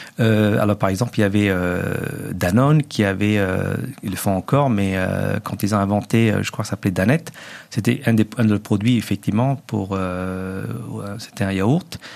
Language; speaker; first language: French; non-native, local second language; Tamil